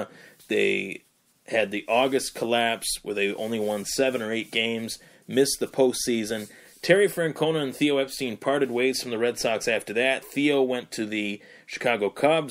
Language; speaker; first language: English; native; English